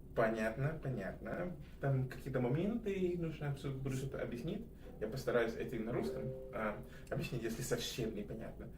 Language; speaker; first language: Russian; non-native, fluent; English